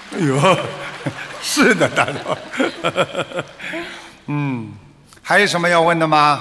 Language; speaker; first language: Chinese; non-native, local second language; Wu Chinese